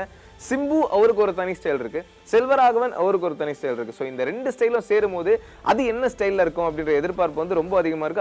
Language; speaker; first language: Tamil; native; Tamil